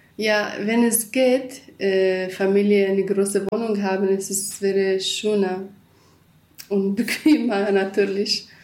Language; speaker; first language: German; non-native, learner; Kurdish